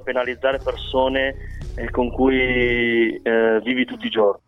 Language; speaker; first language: Italian; early bilingual, other home language; Chinese